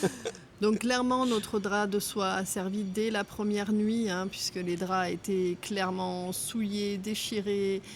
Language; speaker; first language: French; native; French